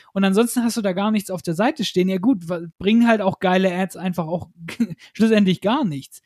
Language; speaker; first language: German; native; German